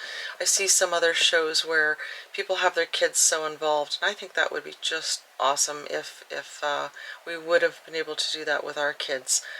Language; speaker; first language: English; native; English